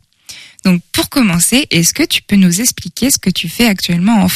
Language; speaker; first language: French; native; French